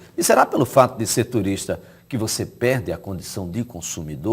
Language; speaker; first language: Portuguese; native; Portuguese